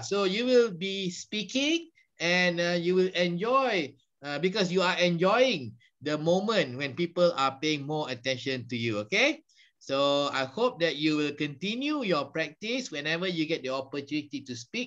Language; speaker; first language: English; non-native, local second language; Malay